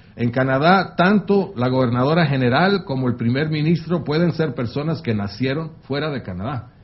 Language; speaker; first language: Spanish; non-native, fluent; French